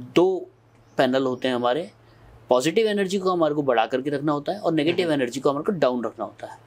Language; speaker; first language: Hindi; native; Hindi